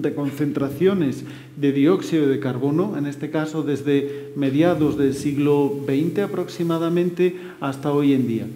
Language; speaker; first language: Spanish; native; Spanish